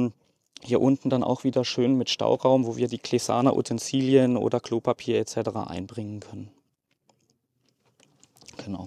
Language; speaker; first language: German; native; German